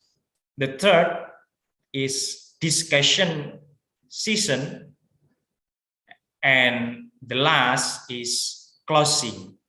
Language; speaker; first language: English; non-native, learner; Indonesian